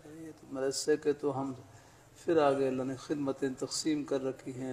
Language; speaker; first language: Urdu; native; Urdu